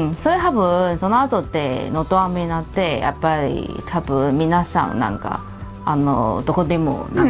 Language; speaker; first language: Japanese; non-native, fluent; Chinese